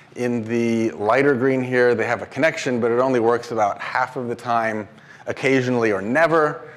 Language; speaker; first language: English; native; English